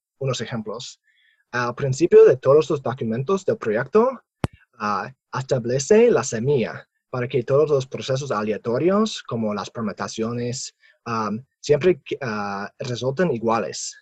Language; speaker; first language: Spanish; non-native, fluent; English